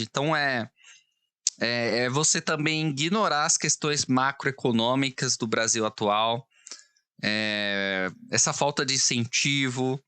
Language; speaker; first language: Portuguese; native; Portuguese